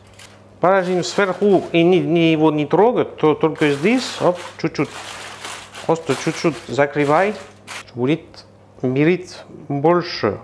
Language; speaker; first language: Russian; non-native, learner; French